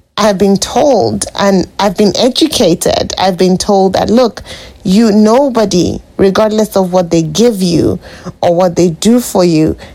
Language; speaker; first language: English; non-native, local second language; Igbo